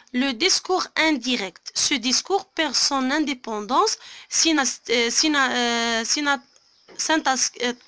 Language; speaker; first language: French; non-native, local second language; Arabic